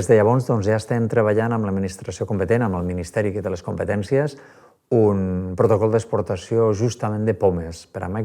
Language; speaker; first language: Catalan; native; Catalan